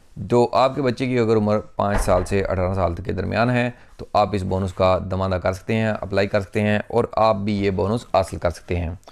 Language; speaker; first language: Urdu; non-native, local second language; Punjabi